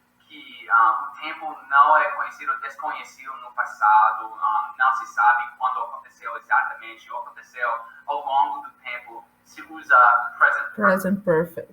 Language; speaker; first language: Portuguese; non-native, fluent; English